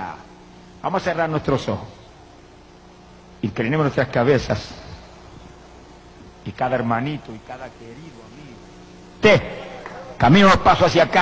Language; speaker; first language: Spanish; native; Spanish